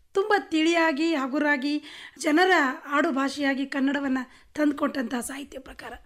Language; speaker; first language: Kannada; native; Kannada